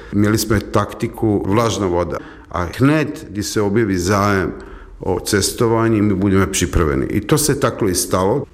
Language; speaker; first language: Czech; non-native, fluent; Serbian